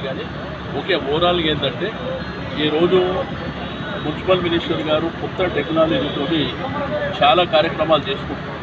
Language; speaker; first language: Telugu; native; Telugu